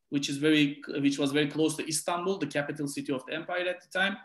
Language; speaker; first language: English; non-native, fluent; Turkish